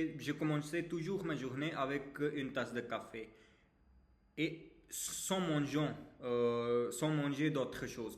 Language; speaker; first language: French; non-native, learner; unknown